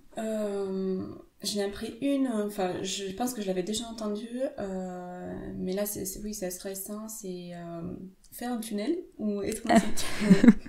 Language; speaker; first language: French; non-native, fluent; Romanian